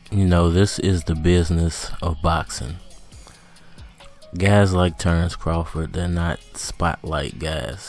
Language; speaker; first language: English; native; English